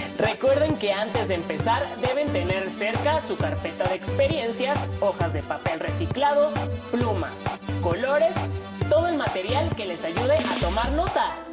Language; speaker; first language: Spanish; native; Spanish